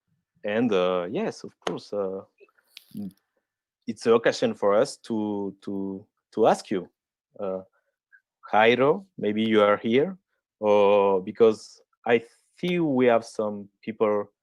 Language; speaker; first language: English; non-native, fluent; French